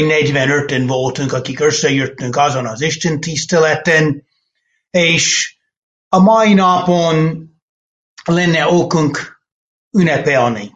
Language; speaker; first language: Hungarian; non-native, fluent; English